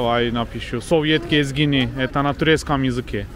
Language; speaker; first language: Russian; non-native, learner; Turkish